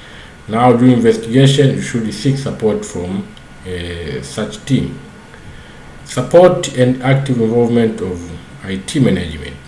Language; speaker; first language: English; non-native, local second language; Swahili